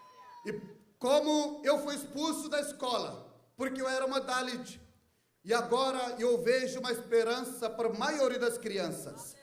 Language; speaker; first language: Portuguese; non-native, fluent; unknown